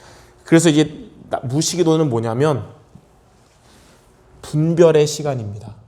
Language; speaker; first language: Korean; native; Korean